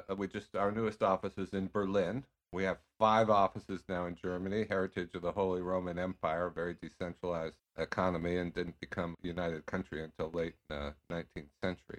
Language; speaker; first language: English; native; English